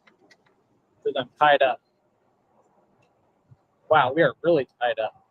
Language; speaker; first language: English; native; English